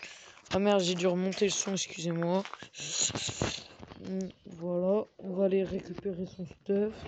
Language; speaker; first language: French; native; French